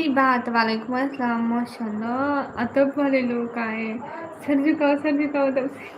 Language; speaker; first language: Urdu; non-native, local second language; Punjabi